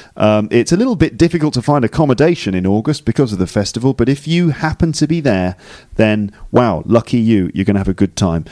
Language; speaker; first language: English; native; English